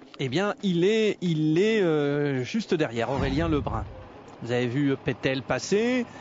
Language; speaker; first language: French; native; French